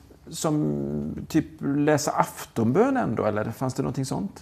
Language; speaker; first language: Swedish; native; Swedish